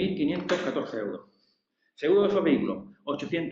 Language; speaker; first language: Spanish; native; Spanish